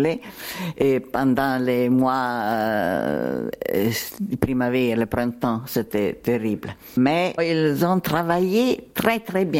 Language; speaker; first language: French; non-native, learner; Italian